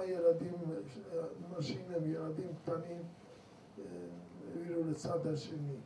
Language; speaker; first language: Hebrew; non-native, fluent; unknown